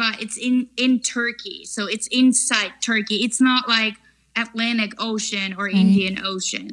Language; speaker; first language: English; non-native, fluent; Turkish